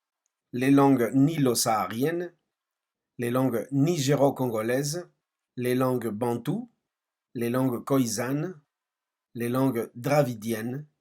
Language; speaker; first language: French; non-native, fluent; Spanish